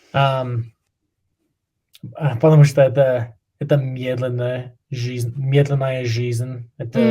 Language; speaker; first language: Russian; non-native, learner; English